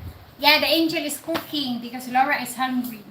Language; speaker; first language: English; non-native, local second language; Cebuano